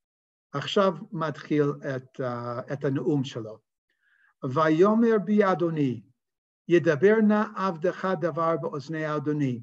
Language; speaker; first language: Hebrew; non-native, fluent; English